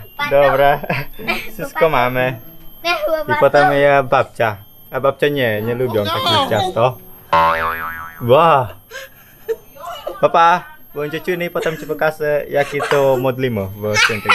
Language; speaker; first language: Polish; non-native, learner; Indonesian